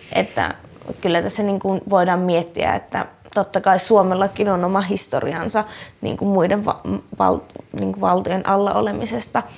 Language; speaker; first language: Finnish; native; Finnish